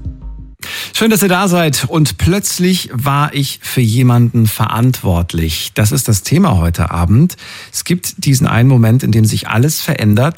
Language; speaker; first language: German; native; German